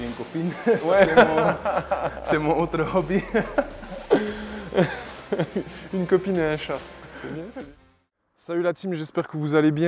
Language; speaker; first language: French; native; French